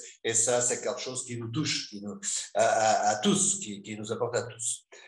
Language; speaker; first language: French; non-native, fluent; Portuguese